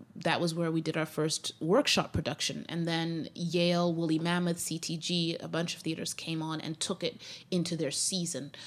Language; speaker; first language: English; native; English